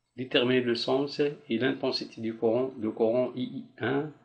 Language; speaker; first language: French; non-native, local second language; Arabic